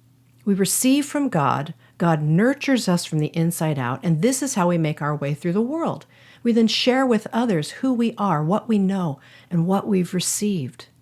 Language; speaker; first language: English; native; English